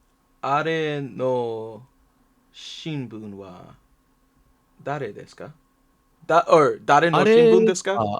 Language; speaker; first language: Japanese; non-native, learner; English